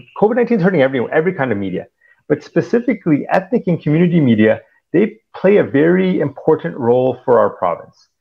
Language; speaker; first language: Punjabi; early bilingual, heritage; Punjabi